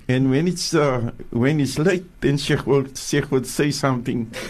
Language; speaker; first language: English; native; English